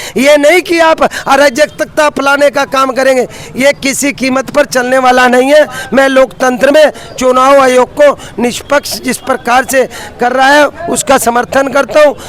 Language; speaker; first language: Hindi; native; Hindi